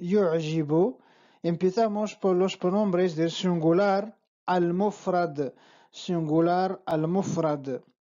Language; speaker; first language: Spanish; non-native, fluent; Arabic